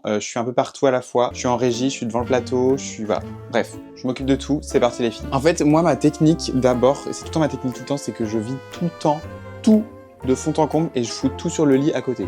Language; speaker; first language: French; native; French